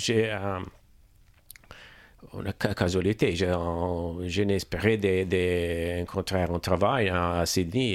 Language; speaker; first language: French; non-native, learner; Italian